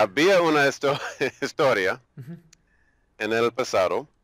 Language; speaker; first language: Spanish; non-native, learner; English